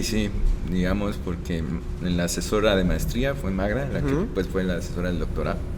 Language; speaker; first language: Spanish; native; Spanish